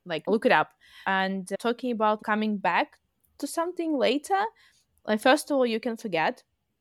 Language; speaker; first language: English; non-native, fluent; Russian